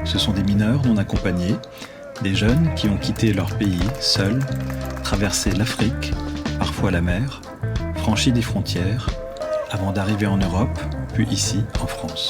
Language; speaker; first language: French; native; French